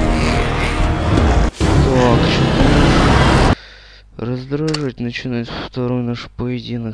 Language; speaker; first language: Russian; native; Russian